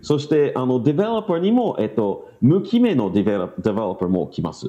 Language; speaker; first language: Japanese; non-native, learner; English